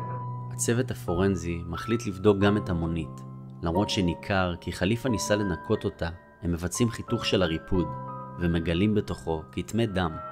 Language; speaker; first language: Hebrew; native; Hebrew